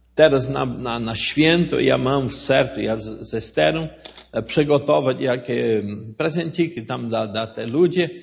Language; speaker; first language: Polish; non-native, learner; Portuguese